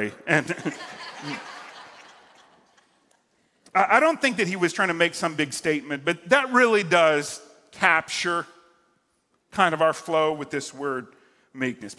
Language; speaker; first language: English; native; English